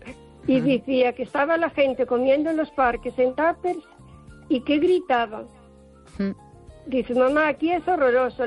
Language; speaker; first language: Spanish; native; Spanish